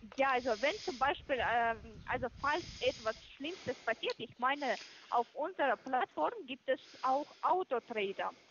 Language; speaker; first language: German; non-native, fluent; Russian